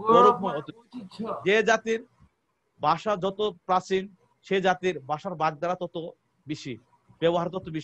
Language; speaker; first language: Bangla; native; Bangla